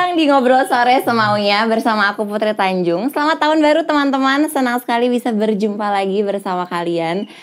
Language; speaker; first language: Indonesian; native; Indonesian